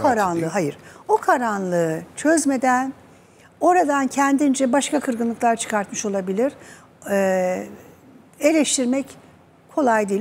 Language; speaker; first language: Turkish; native; Turkish